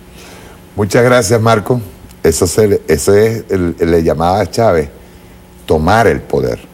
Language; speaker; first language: Spanish; native; Spanish